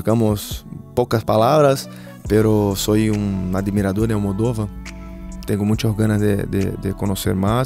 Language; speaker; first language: Spanish; non-native, fluent; Portuguese